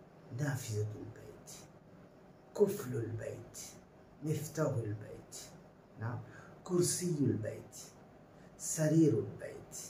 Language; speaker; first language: Arabic; non-native, fluent; Bangla